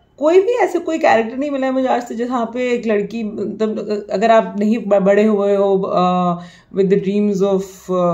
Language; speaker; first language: Hindi; native; Hindi